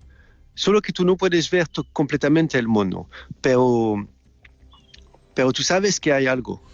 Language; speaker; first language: Spanish; non-native, learner; French